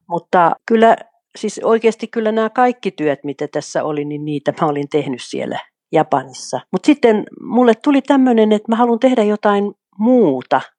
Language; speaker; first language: Finnish; native; Finnish